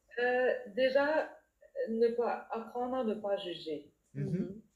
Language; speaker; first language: French; non-native, local second language; Morisyen